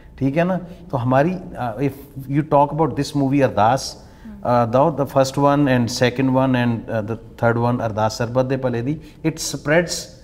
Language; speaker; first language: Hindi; non-native, local second language; Punjabi